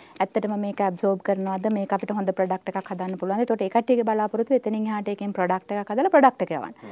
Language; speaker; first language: Sinhala; native; Sinhala